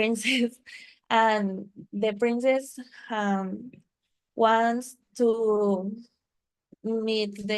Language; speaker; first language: English; non-native, learner; Spanish